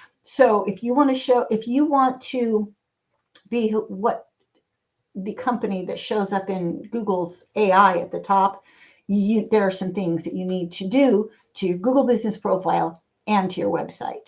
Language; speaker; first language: English; native; English